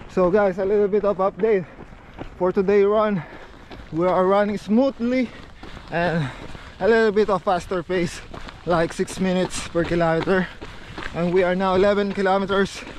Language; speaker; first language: English; non-native, local second language; Filipino